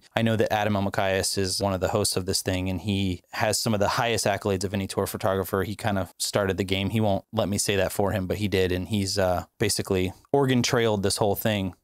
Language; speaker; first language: English; native; English